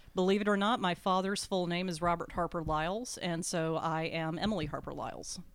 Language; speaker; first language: English; native; English